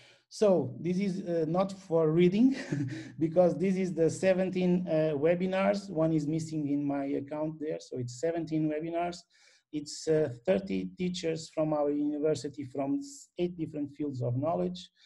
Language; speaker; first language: English; non-native, fluent; Portuguese